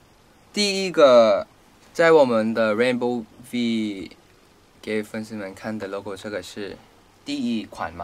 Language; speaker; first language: Chinese; non-native, fluent; Thai